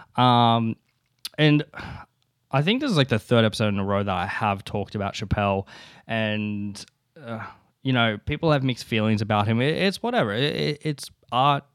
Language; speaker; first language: English; native; English